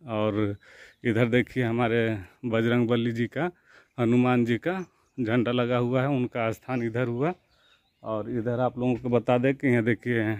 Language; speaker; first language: Hindi; native; Hindi